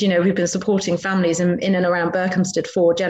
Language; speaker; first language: English; native; English